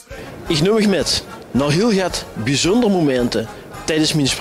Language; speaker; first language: Dutch; non-native, local second language; Limburgish